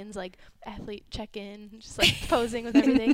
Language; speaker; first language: English; native; English